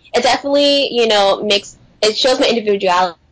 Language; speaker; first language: English; native; English